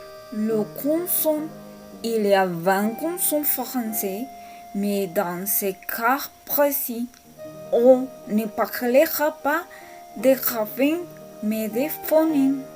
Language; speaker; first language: French; non-native, learner; Spanish